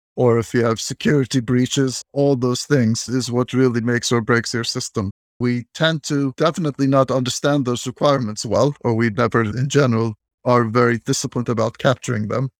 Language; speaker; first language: English; non-native, fluent; Turkish